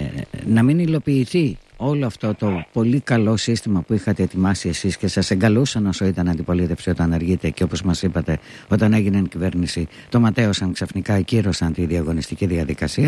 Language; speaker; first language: Greek; native; Greek